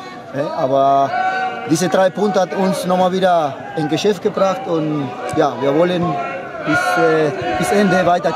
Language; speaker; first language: German; non-native, fluent; Spanish